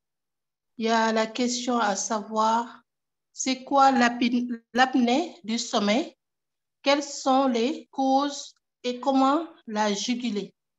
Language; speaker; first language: French; native; French